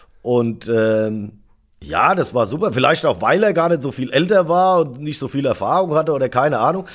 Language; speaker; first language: German; native; German